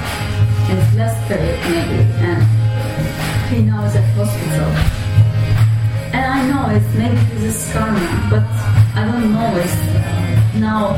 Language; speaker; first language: English; non-native, learner; Turkish